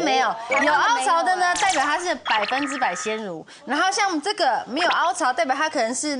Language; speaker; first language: Chinese; native; Chinese